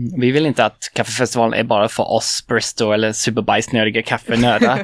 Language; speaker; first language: Swedish; non-native, fluent; English